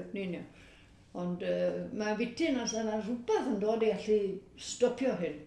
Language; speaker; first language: Welsh; early bilingual, heritage; Welsh